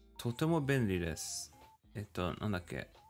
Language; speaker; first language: Japanese; non-native, learner; English